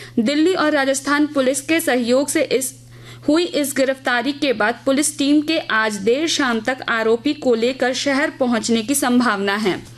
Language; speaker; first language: Hindi; native; Hindi